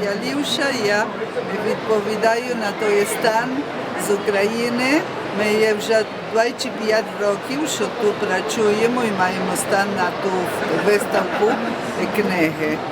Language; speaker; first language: Ukrainian; early bilingual, heritage; Ukrainian